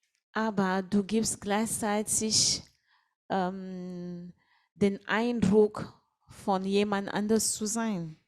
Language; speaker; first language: German; non-native, fluent; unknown